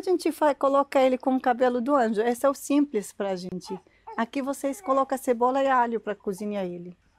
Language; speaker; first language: Portuguese; non-native, learner; Arabic